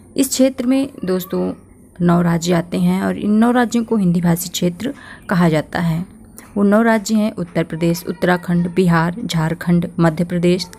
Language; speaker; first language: Hindi; native; Hindi